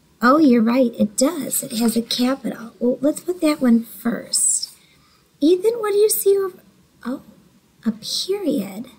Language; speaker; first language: English; native; English